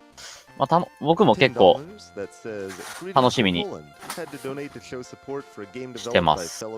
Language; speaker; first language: Japanese; native; Japanese